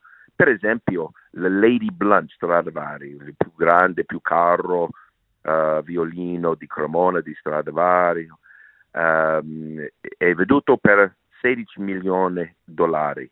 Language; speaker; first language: Italian; non-native, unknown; English